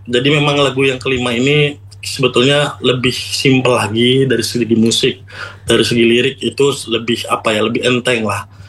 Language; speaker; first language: Indonesian; non-native, local second language; Madurese